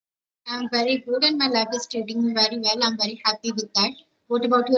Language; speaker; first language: English; non-native, learner; Hindi